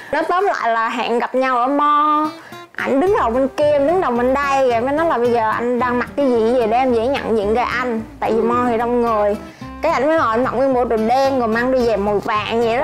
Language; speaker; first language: Vietnamese; early bilingual, heritage; Vietnamese